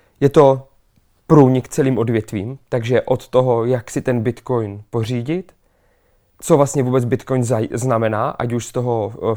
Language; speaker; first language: Czech; native; Czech